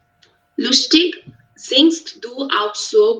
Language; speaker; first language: German; non-native, learner; Bangla